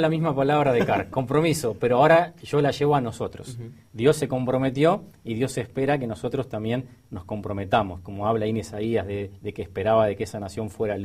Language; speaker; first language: Spanish; native; Spanish